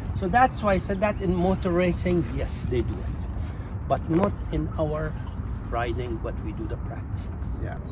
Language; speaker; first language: English; non-native, fluent; Arabic